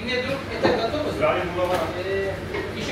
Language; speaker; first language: Russian; non-native, learner; Turkish